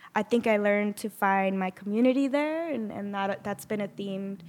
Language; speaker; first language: English; native; English